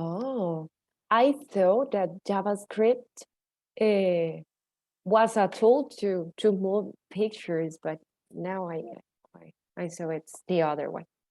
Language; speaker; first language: English; non-native, fluent; Spanish